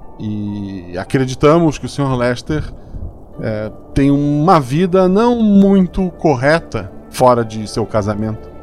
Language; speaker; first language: Portuguese; native; Portuguese